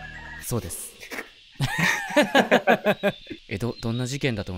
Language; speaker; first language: Japanese; native; Japanese